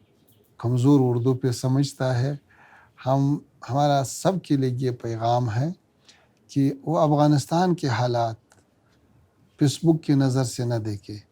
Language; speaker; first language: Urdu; non-native, learner; Pashto